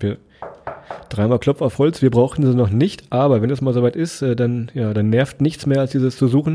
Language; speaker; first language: German; native; German